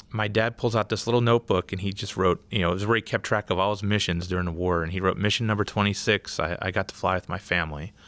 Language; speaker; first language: English; native; English